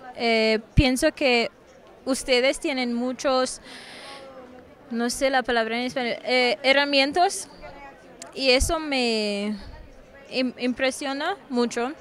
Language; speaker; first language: Spanish; non-native, local second language; English